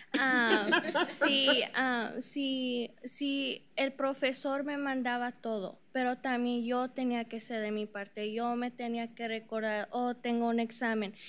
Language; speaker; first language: Spanish; early bilingual, heritage; Spanish